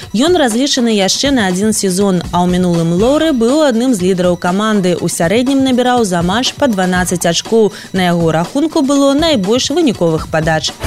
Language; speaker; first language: Belarusian; non-native, local second language; Russian